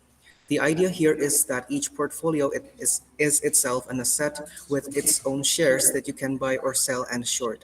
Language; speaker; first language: English; non-native, fluent; Indonesian